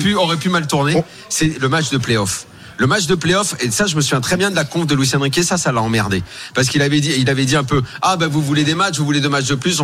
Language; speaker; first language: French; native; French